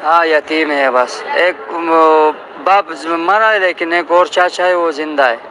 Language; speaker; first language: Urdu; non-native, local second language; Pashto